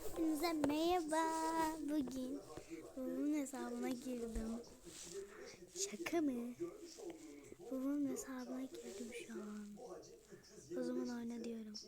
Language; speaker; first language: Turkish; native; Turkish